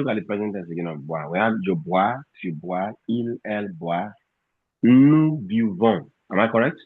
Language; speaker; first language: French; non-native, fluent; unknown